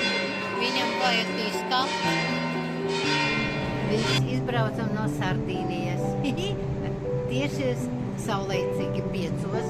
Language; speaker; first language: Latvian; non-native, local second language; Russian